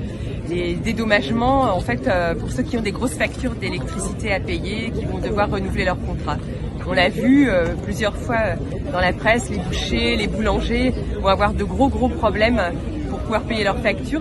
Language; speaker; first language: French; native; French